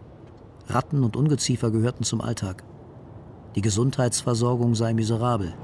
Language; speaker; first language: German; native; German